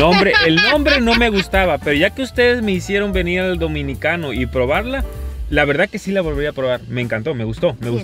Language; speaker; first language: Spanish; native; Spanish